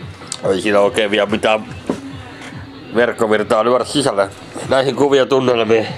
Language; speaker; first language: Finnish; native; Finnish